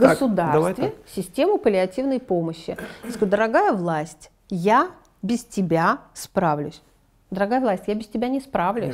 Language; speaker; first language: Russian; native; Russian